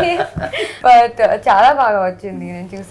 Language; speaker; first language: Telugu; non-native, learner; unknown